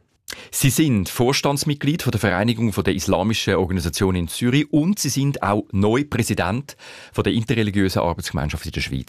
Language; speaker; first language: German; native; German